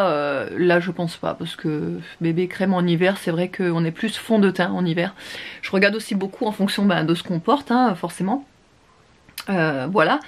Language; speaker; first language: French; native; French